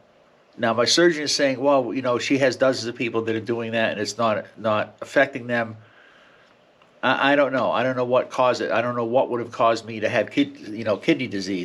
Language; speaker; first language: English; native; English